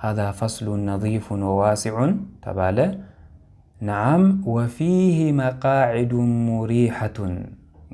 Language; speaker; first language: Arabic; non-native, fluent; Amharic